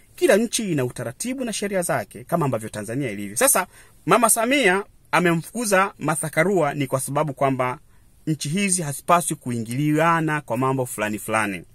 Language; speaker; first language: Swahili; native; Swahili